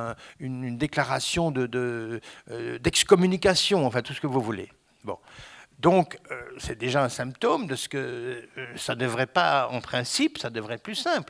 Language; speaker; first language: French; native; French